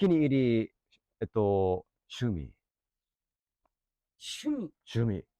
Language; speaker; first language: Japanese; non-native, learner; English